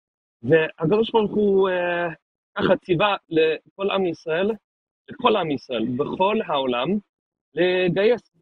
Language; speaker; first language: Hebrew; non-native, fluent; English